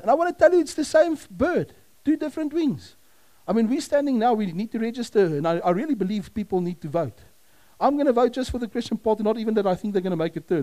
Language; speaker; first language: English; non-native, local second language; Afrikaans